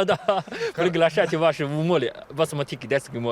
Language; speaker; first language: Russian; non-native, learner; Chinese